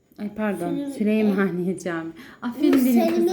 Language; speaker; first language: Turkish; native; Turkish